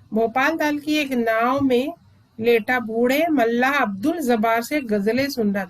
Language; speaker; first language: Hindi; non-native, local second language; Malayalam